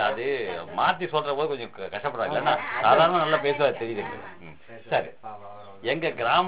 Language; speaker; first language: Tamil; native; Tamil